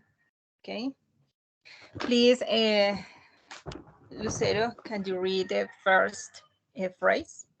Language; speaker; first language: English; non-native, learner; Spanish